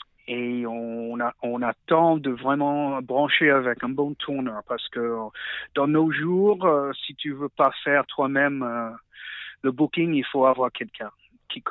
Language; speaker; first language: French; non-native, fluent; English